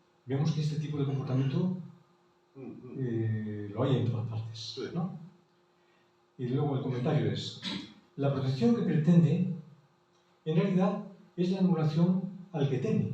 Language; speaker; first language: Spanish; native; Spanish